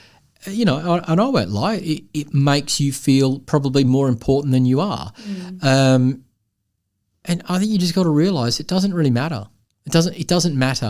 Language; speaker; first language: English; native; English